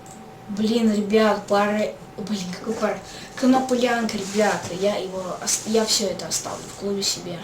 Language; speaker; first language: Russian; native; Russian